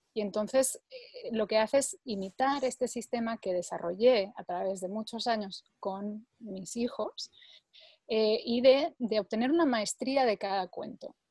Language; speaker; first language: Spanish; early bilingual, other home language; English